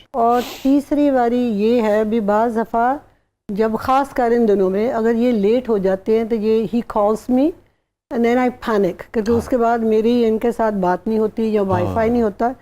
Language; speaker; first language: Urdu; early bilingual, heritage; Urdu